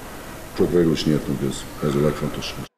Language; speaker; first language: Hungarian; non-native, learner; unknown